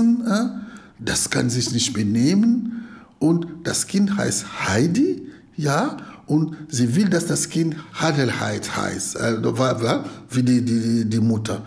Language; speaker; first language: German; non-native, fluent; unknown